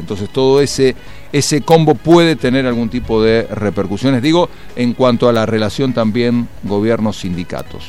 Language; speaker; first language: Spanish; native; Spanish